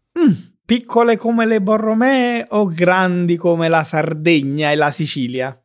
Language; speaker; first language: Italian; native; Italian